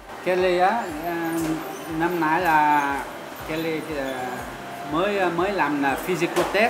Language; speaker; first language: Vietnamese; non-native, learner; Portuguese